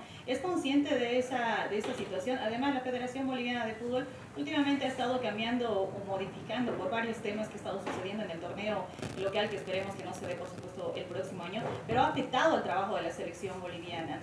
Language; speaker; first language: Spanish; native; Spanish